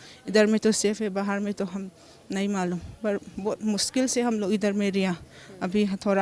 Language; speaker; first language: Hindi; non-native, local second language; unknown